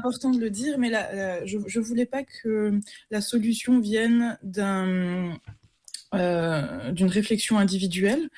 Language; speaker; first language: French; native; French